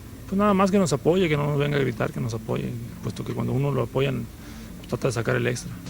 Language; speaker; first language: Spanish; native; Spanish